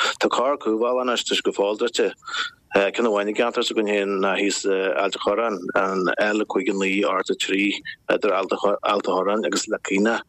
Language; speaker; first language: Irish; native; Irish